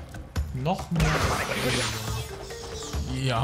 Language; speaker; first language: German; native; German